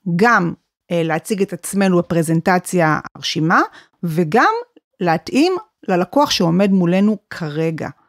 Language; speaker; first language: Hebrew; native; Hebrew